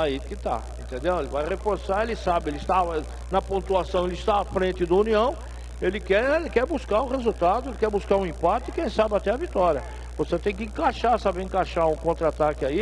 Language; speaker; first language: Portuguese; native; Portuguese